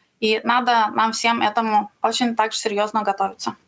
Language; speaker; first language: Russian; non-native, learner; Lithuanian